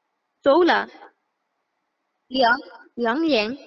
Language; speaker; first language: Chinese; non-native, learner; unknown